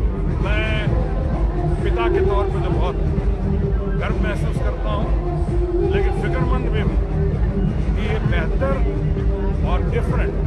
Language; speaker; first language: Hindi; native; Hindi